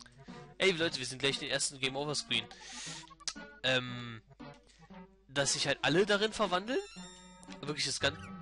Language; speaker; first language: German; native; German